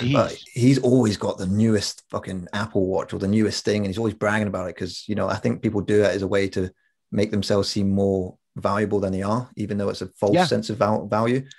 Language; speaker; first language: English; native; English